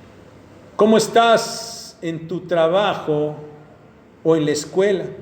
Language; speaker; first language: Spanish; native; Spanish